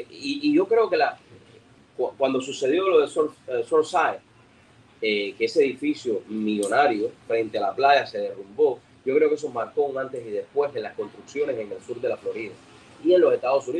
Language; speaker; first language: Spanish; native; Spanish